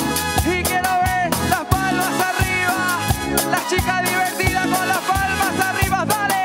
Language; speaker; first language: Spanish; native; Spanish